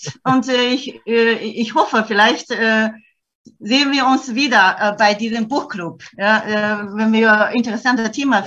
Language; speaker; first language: German; non-native, fluent; Chinese